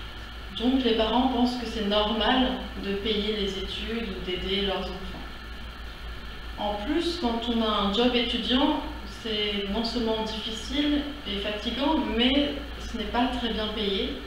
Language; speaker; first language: French; non-native, learner; Korean